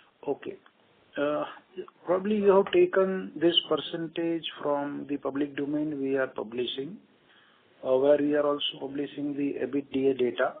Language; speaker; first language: English; non-native, local second language; Gujarati